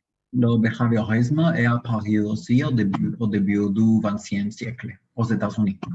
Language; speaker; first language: French; non-native, learner; Spanish